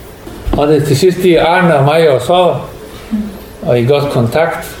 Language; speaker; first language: Danish; non-native, learner; Persian